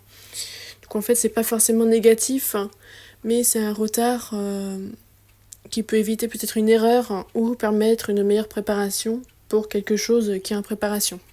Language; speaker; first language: French; native; French